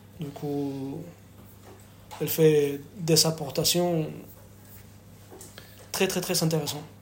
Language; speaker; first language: French; non-native, fluent; Spanish